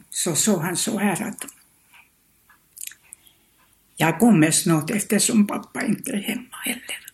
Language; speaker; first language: Swedish; non-native, fluent; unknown